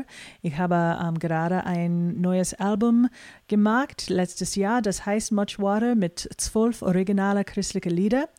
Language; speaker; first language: German; non-native, fluent; English